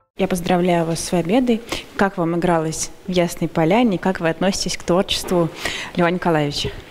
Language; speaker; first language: Russian; native; Russian